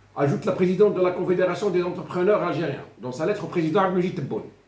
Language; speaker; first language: French; non-native, local second language; Arabic